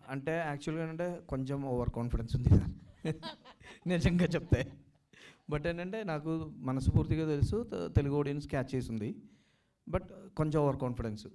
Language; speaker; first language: Telugu; non-native, learner; Malayalam